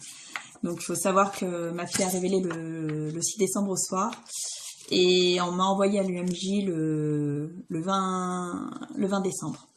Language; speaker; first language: French; native; French